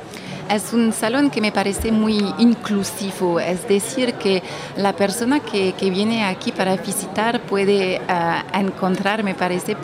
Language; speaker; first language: Spanish; non-native, fluent; French